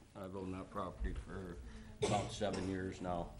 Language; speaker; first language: English; native; English